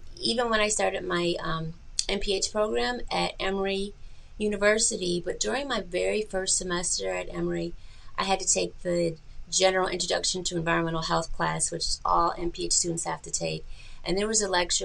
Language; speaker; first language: English; native; English